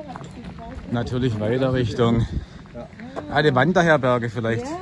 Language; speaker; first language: German; native; German